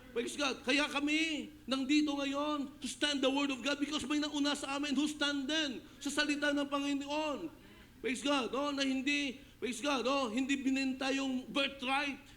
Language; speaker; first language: Filipino; non-native, local second language; Hiligaynon